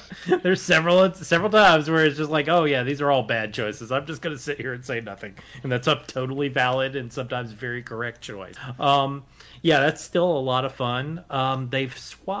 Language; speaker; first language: English; native; English